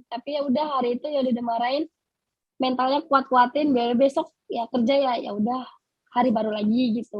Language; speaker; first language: Indonesian; native; Indonesian